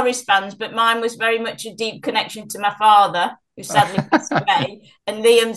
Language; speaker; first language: English; native; English